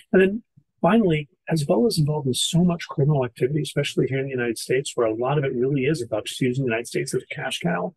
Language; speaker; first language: English; native; English